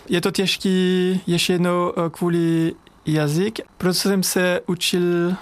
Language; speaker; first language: Czech; non-native, learner; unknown